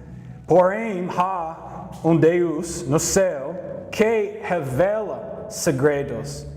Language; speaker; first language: Portuguese; non-native, learner; English